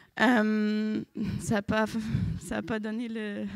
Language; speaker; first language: French; non-native, fluent; German